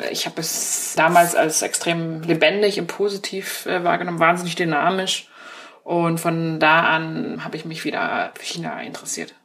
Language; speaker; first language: German; early bilingual, other home language; Chinese